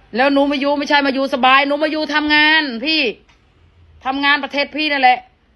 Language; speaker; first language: Thai; non-native, fluent; Khmer